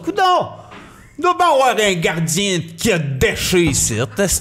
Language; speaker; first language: French; native; French